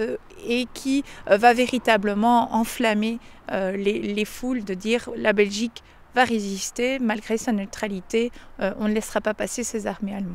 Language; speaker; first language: French; native; French